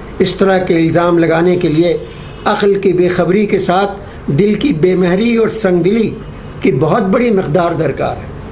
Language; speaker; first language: Urdu; native; Urdu